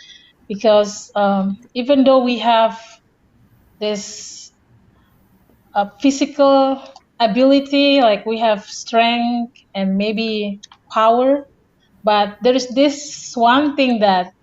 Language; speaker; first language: English; non-native, fluent; Indonesian